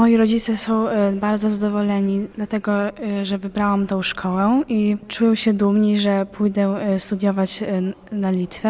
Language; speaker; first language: Polish; non-native, local second language; Lithuanian